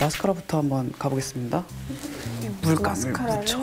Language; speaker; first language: Korean; native; Korean